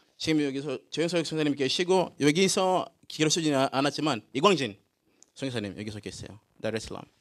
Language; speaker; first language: Korean; non-native, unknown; Swahili